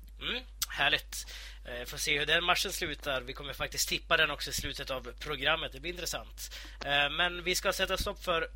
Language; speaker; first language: Swedish; native; Swedish